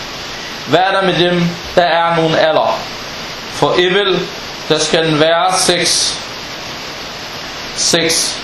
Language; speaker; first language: Danish; non-native, fluent; Arabic